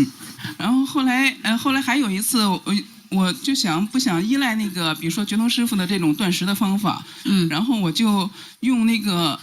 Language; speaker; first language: Chinese; native; Chinese